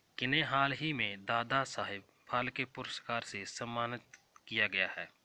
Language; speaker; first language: Hindi; non-native, local second language; Punjabi